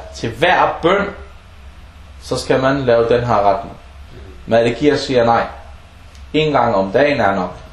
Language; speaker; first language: Danish; early bilingual, other home language; Arabic